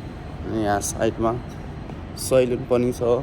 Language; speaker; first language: Nepali; native; Nepali